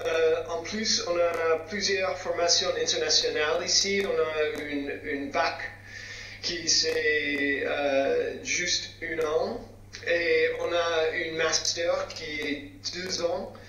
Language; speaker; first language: French; non-native, fluent; English